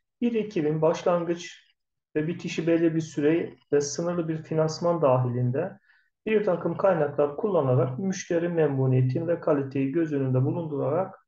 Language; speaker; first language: Turkish; native; Turkish